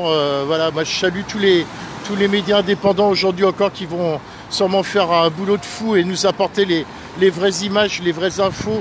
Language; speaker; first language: French; native; French